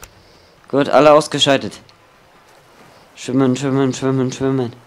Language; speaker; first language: German; native; German